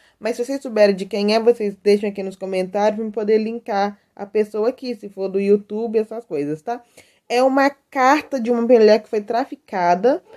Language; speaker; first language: Portuguese; native; Portuguese